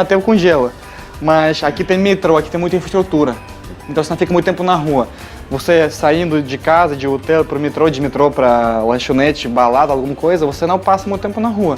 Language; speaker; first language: Portuguese; non-native, fluent; Russian